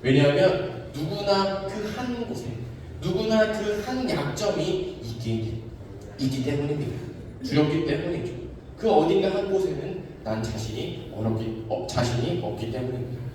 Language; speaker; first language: Korean; native; Korean